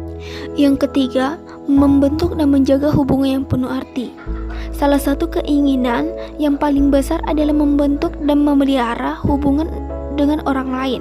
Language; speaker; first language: Indonesian; native; Indonesian